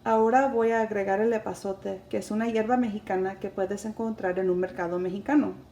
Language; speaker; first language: Spanish; early bilingual, heritage; Spanish